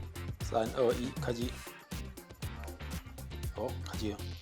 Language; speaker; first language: Chinese; native; Chinese